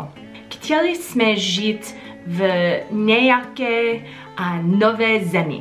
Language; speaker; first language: Czech; non-native, learner; English